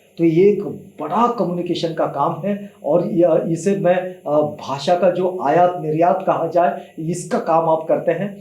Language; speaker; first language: Hindi; native; Hindi